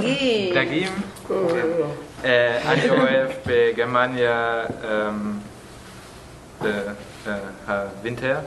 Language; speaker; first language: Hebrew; non-native, learner; German